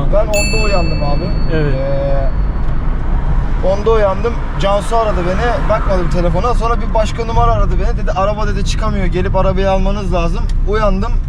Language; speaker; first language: Turkish; native; Turkish